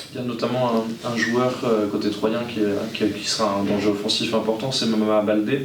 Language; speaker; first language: French; native; French